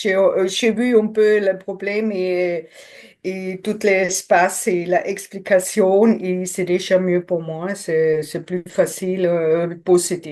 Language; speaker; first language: French; non-native, learner; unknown